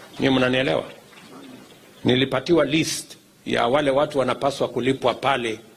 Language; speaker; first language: Swahili; non-native, local second language; Kalenjin